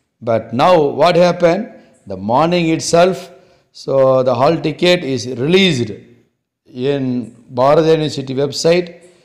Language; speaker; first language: English; non-native, local second language; Tamil